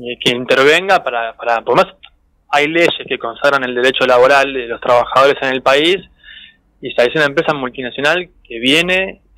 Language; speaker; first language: Spanish; native; Spanish